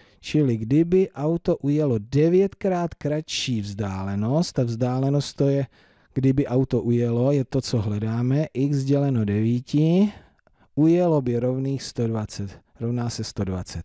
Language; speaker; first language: Czech; native; Czech